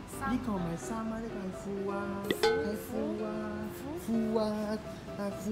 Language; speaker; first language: Cantonese; non-native, learner; Chinese